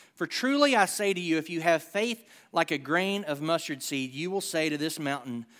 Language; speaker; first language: English; native; English